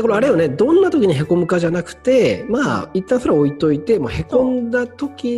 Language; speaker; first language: Japanese; native; Japanese